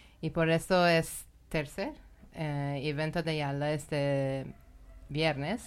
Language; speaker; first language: Spanish; non-native, learner; Persian